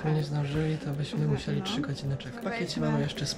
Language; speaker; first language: Polish; native; Polish